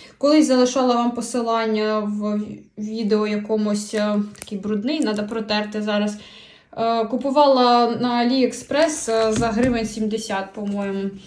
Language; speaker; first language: Ukrainian; native; Ukrainian